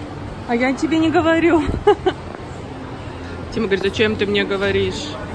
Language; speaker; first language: Russian; native; Russian